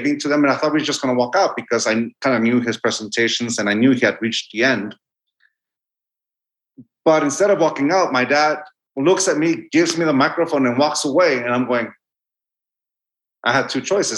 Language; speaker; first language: English; non-native, fluent; Spanish